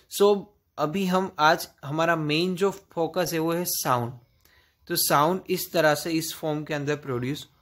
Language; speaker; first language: Hindi; non-native, local second language; Gujarati